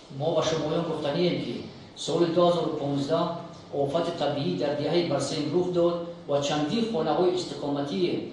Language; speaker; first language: Tajik; non-native, local second language; Shughni